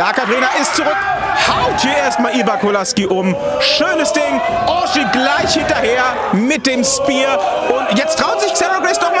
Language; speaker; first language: German; native; German